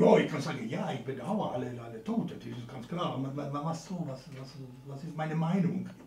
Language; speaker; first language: German; non-native, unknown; Italian